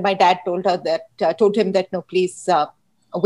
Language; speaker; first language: English; non-native, local second language; Hindi